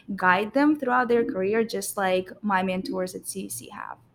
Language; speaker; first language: English; non-native, fluent; Russian